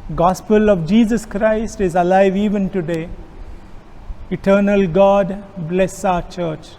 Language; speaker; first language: English; non-native, local second language; Kannada